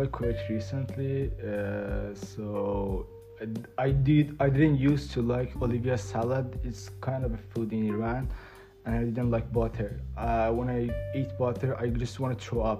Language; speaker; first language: English; non-native, fluent; Persian